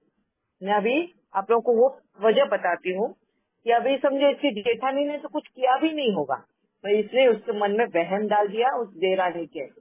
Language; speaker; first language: Hindi; native; Hindi